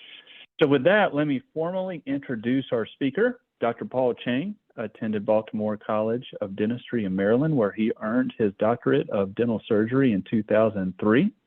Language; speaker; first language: English; native; English